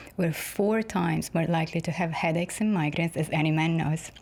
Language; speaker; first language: English; non-native, fluent; Italian